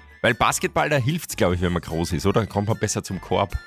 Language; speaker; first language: German; native; German